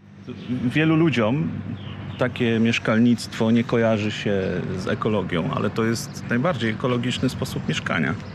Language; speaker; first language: Polish; native; Polish